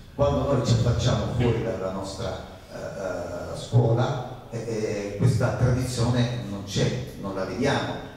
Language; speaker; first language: Italian; native; Italian